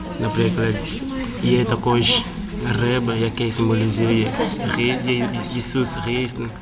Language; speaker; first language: Ukrainian; non-native, learner; Portuguese